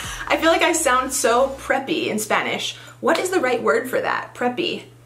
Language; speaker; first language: English; native; English